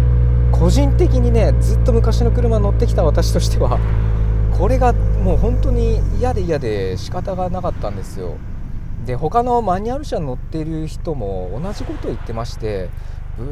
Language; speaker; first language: Japanese; native; Japanese